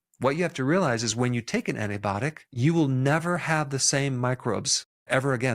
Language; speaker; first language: English; native; English